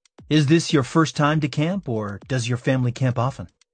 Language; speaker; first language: English; native; English